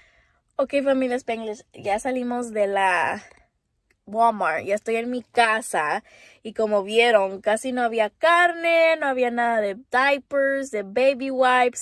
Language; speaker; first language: Spanish; early bilingual, heritage; Spanish